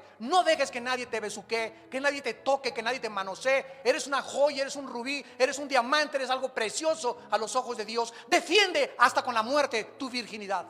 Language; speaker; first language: Spanish; native; Spanish